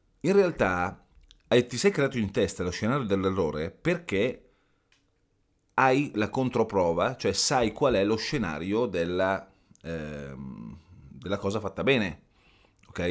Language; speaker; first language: Italian; native; Italian